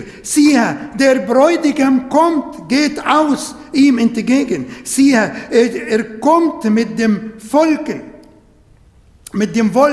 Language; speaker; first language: German; non-native, fluent; Arabic